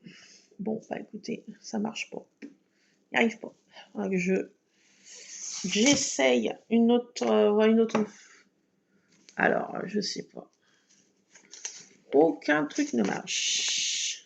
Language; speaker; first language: French; native; French